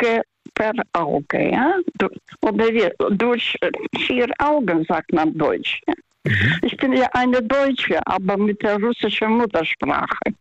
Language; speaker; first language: German; early bilingual, heritage; Russian